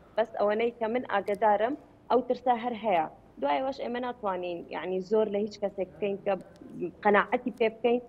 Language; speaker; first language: Central Kurdish; non-native, local second language; Kurdish